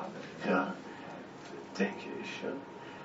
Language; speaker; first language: German; non-native, fluent; Dutch